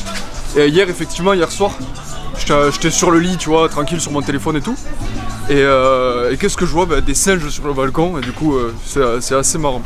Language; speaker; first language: French; native; French